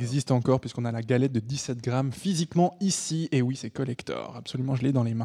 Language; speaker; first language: French; native; French